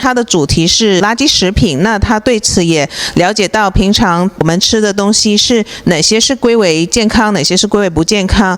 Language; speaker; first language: Chinese; native; Chinese